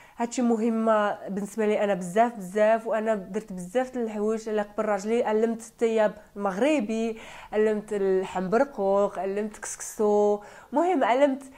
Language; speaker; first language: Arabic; non-native, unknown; Turkish